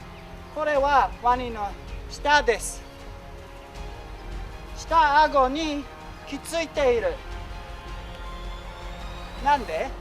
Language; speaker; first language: Japanese; non-native, learner; English